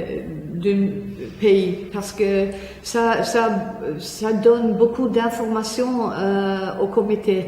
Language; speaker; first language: French; non-native, fluent; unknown